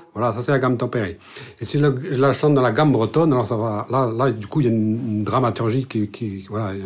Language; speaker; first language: French; non-native, local second language; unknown